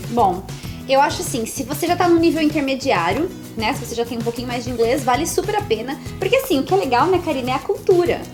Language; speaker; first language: Portuguese; native; Portuguese